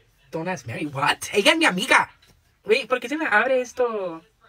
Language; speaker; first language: Spanish; early bilingual, heritage; Spanish